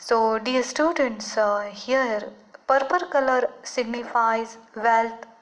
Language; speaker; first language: English; non-native, local second language; Marathi